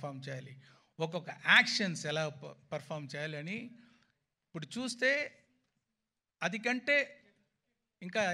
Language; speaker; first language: Telugu; non-native, learner; Tamil